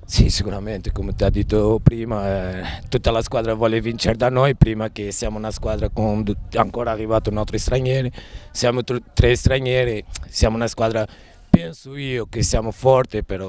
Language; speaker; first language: Italian; non-native, learner; Portuguese